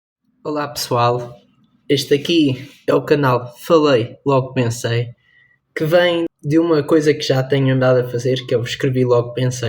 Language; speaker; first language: Portuguese; native; Portuguese